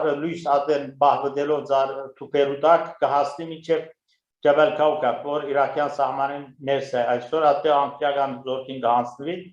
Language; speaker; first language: Armenian; native; Armenian